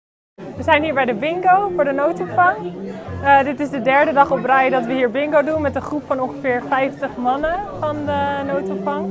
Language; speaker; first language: Dutch; native; Dutch